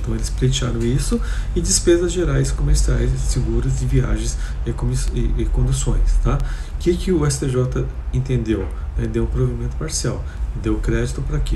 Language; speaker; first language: Portuguese; native; Portuguese